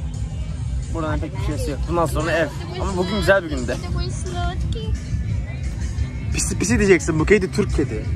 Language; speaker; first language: Turkish; native; Turkish